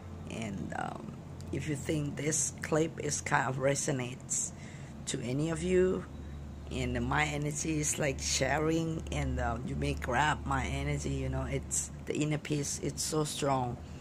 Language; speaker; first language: English; non-native, fluent; Thai